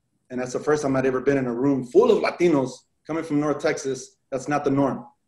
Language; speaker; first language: English; early bilingual, other home language; Spanish